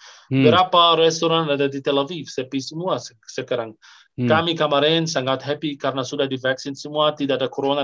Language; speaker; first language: Indonesian; non-native, fluent; Arabic